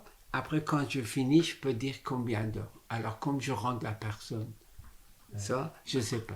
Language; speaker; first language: French; non-native, fluent; Persian